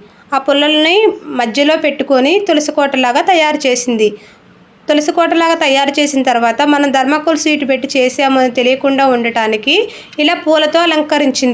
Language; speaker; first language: Telugu; native; Telugu